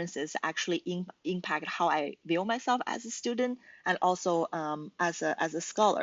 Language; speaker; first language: English; non-native, fluent; Chinese